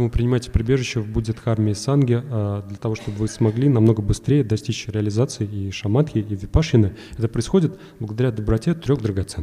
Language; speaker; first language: Russian; native; Russian